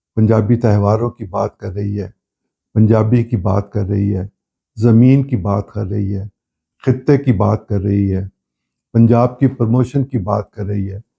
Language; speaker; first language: Urdu; non-native, local second language; Punjabi